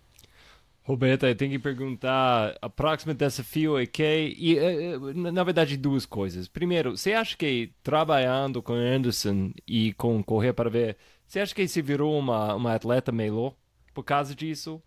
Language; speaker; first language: Portuguese; non-native, fluent; English